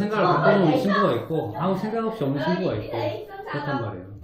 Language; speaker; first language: Korean; native; Korean